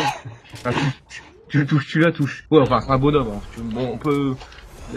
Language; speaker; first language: French; native; French